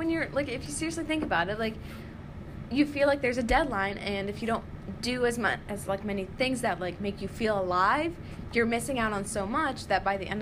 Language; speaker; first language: English; native; English